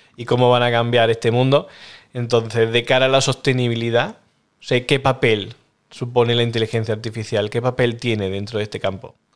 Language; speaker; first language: Spanish; native; Spanish